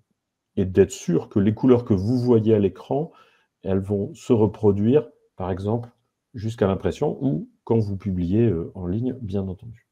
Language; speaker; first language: French; native; French